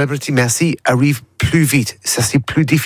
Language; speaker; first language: French; non-native, learner; English